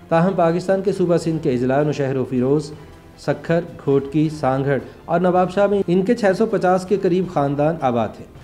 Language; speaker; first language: Urdu; native; Urdu